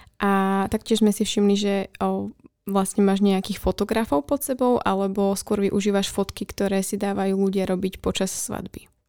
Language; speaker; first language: Slovak; native; Slovak